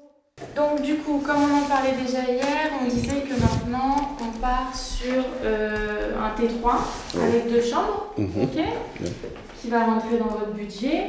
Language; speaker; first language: French; native; French